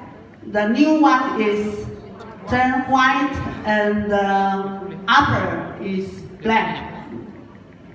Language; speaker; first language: English; non-native, learner; Japanese